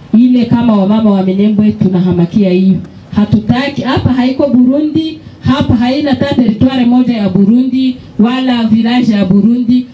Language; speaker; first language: Swahili; non-native, local second language; Kinyarwanda